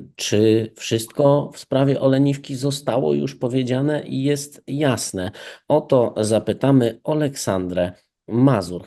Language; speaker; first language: Polish; native; Polish